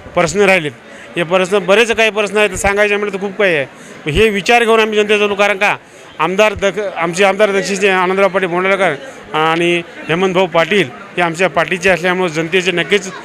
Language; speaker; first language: Marathi; native; Marathi